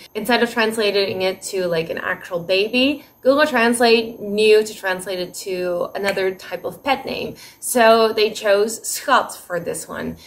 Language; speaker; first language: English; early bilingual, other home language; Dutch